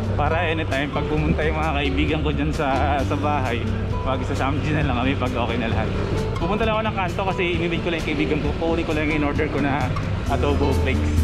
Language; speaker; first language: Filipino; non-native, local second language; Aklanon